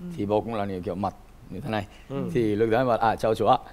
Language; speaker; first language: Vietnamese; non-native, fluent; Romanian